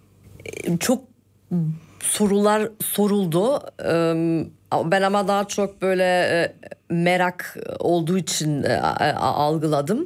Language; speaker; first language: Turkish; early bilingual, heritage; Turkish